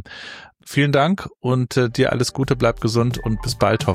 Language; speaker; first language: German; native; German